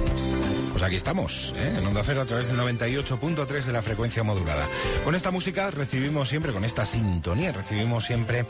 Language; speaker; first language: Spanish; native; Spanish